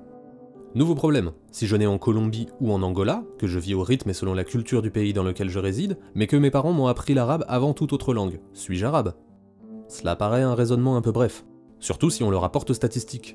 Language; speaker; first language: French; native; French